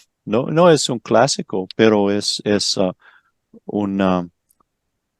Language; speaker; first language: Spanish; non-native, learner; English